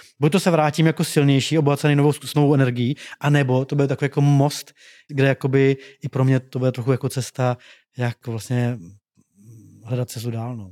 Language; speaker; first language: Czech; native; Czech